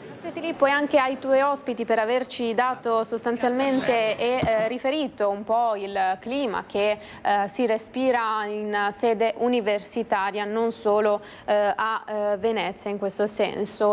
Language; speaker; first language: Italian; native; Italian